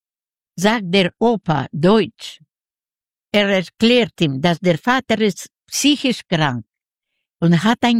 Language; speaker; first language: German; non-native, learner; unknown